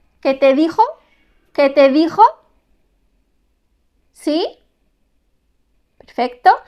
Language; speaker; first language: Spanish; non-native, fluent; Arabic